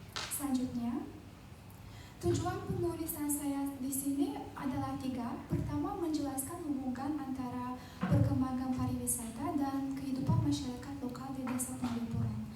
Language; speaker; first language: Indonesian; non-native, fluent; Azerbaijani